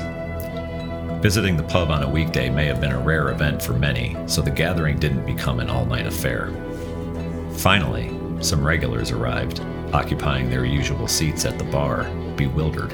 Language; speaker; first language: English; native; English